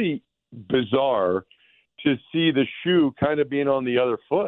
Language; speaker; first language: English; native; English